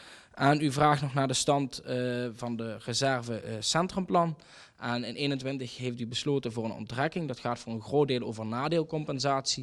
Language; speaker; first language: Dutch; native; Dutch